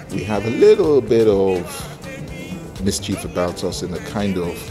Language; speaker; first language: English; non-native, local second language; Igbo